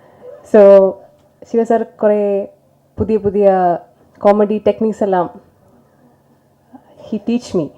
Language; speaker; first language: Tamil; non-native, learner; Malayalam